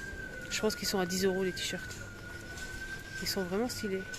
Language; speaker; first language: French; native; French